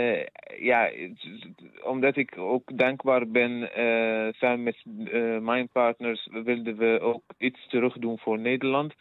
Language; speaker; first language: Dutch; non-native, fluent; Arabic